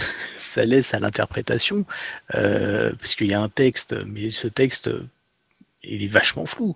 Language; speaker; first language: French; native; French